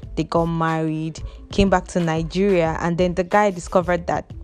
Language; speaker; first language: English; non-native, local second language; Igbo